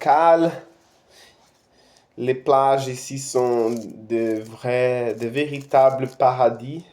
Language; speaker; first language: French; non-native, fluent; Portuguese